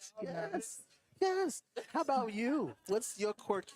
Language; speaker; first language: English; native; English